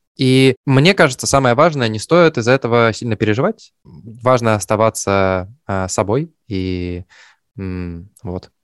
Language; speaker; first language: Russian; native; Russian